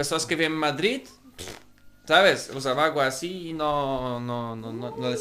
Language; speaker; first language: Spanish; non-native, learner; Polish